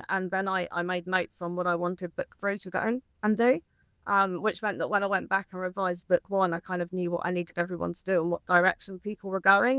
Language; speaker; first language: English; native; English